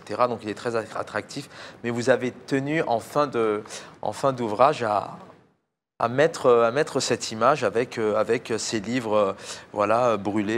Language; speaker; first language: French; native; French